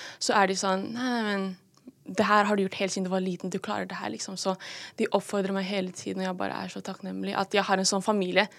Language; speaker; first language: Norwegian; early bilingual, other home language; Filipino